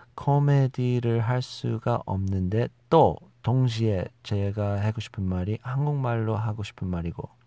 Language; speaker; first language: Korean; non-native, fluent; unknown